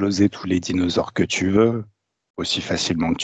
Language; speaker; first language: French; native; French